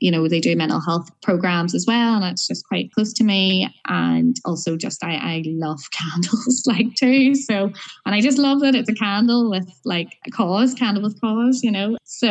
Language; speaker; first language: English; native; English